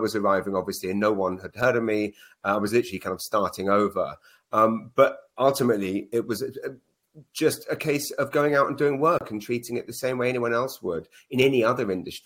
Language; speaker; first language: English; native; English